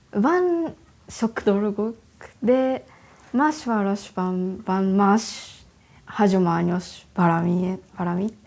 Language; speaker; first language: Hungarian; non-native, learner; Japanese